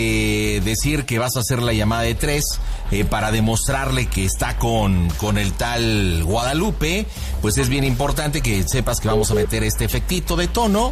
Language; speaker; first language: Spanish; native; Spanish